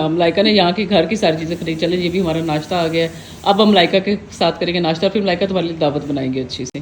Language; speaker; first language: Urdu; native; Urdu